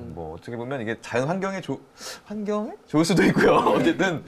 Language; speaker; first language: Korean; native; Korean